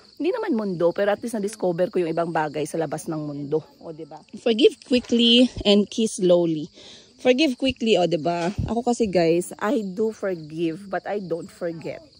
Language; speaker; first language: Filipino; non-native, local second language; Hiligaynon